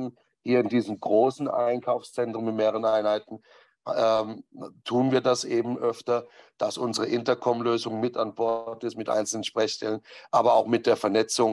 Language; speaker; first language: German; native; German